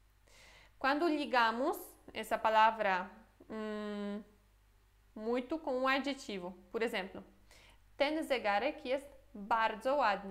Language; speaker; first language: Portuguese; non-native, fluent; Polish